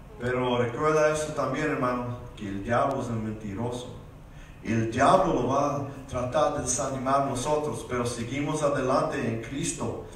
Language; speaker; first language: Spanish; early bilingual, heritage; Spanish